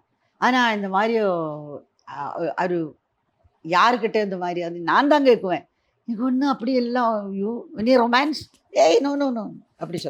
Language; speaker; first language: Tamil; non-native, learner; Malayalam